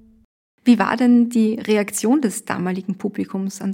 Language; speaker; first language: German; native; German